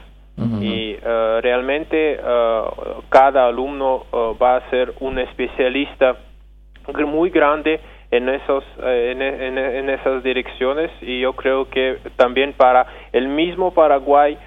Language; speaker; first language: Spanish; non-native, fluent; Russian